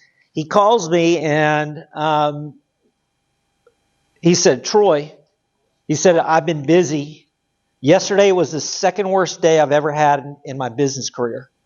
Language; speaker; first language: English; native; English